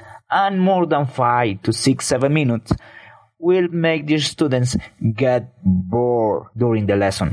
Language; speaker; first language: English; non-native, fluent; Spanish